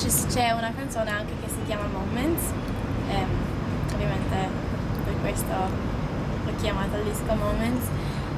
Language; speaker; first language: Italian; non-native, fluent; Maltese